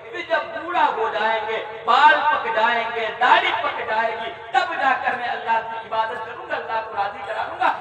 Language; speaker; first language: Urdu; non-native, local second language; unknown